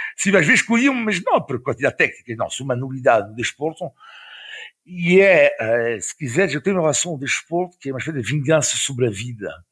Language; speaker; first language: Portuguese; non-native, fluent; French